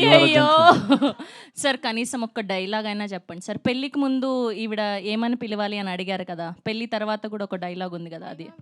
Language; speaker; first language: Telugu; native; Telugu